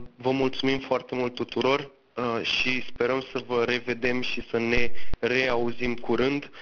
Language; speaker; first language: Romanian; native; Romanian